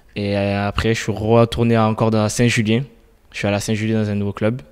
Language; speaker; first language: French; native; French